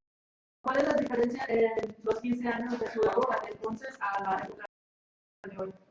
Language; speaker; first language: Spanish; early bilingual, heritage; Spanish